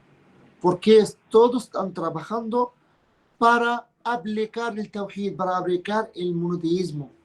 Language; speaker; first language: Spanish; non-native, fluent; Arabic